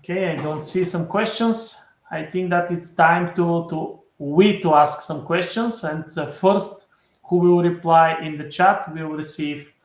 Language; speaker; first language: English; non-native, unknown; Bulgarian